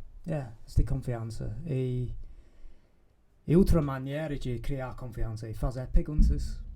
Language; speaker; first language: Portuguese; non-native, fluent; English